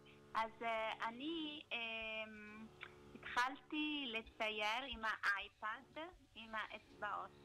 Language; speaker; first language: Hebrew; non-native, learner; Italian